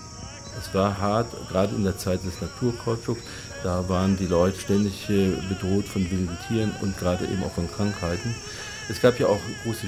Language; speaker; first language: German; native; German